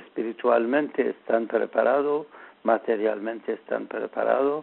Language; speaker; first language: Spanish; non-native, learner; Persian